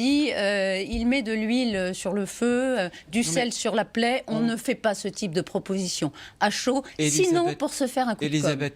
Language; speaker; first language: French; native; French